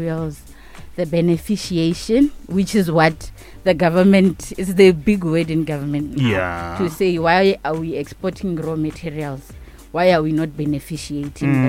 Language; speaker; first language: English; non-native, local second language; Northern Sotho